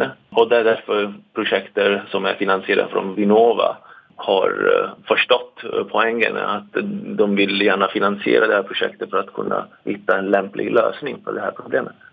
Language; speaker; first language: Swedish; non-native, fluent; Italian